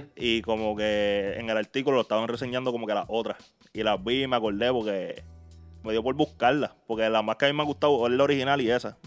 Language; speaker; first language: Spanish; native; Spanish